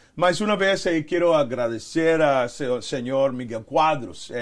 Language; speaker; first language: Portuguese; non-native, learner; Spanish